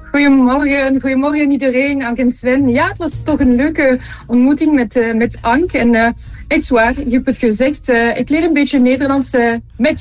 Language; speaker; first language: Dutch; non-native, local second language; French